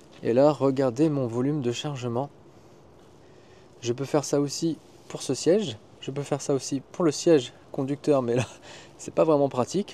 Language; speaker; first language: French; native; French